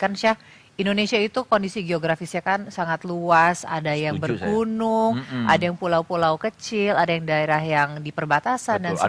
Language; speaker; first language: Indonesian; native; Indonesian